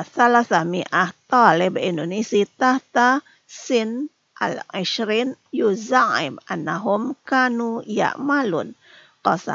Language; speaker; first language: Arabic; non-native, fluent; Indonesian